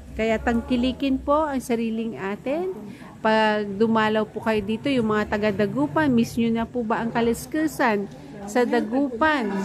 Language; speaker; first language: Filipino; non-native, local second language; Pangasinan